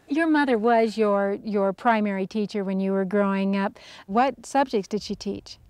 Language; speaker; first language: English; native; English